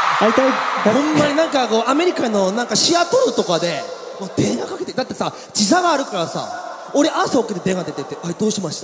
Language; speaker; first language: Japanese; native; Japanese